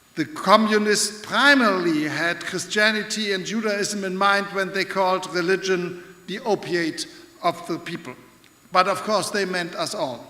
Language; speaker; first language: English; non-native, fluent; German